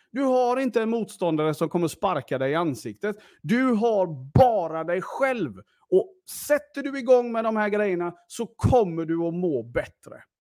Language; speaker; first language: Swedish; early bilingual, other home language; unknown